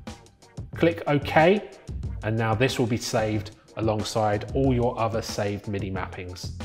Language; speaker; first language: English; native; English